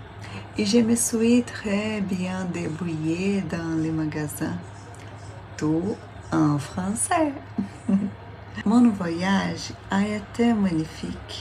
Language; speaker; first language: French; non-native, learner; Portuguese